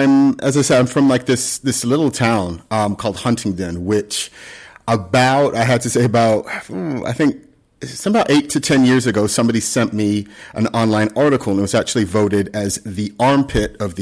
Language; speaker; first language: English; native; English